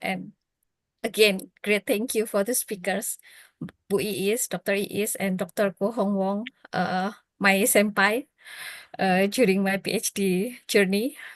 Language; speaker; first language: English; non-native, fluent; Indonesian